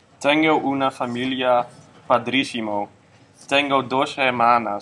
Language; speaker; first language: Spanish; non-native, learner; Dutch